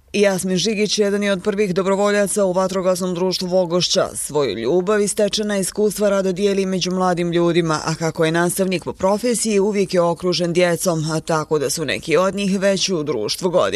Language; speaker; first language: Serbian; native; Serbian